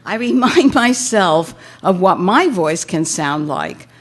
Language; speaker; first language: English; native; English